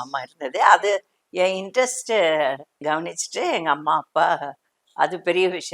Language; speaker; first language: Tamil; non-native, local second language; Telugu